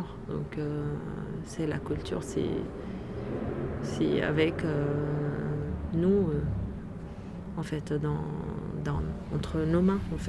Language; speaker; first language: French; non-native, fluent; Arabic